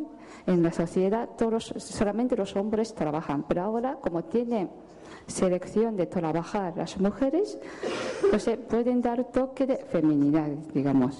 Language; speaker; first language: Spanish; non-native, fluent; Japanese